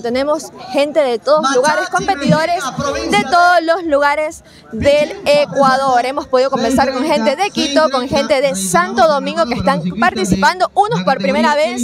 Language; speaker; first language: Spanish; native; Spanish